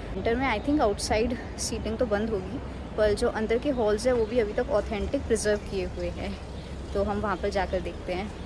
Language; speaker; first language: Hindi; native; Hindi